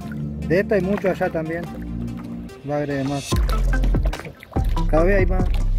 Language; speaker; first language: Spanish; native; Spanish